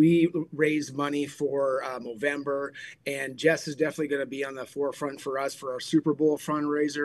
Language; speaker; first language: English; native; English